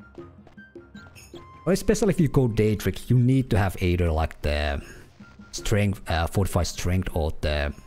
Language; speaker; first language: English; non-native, fluent; Finnish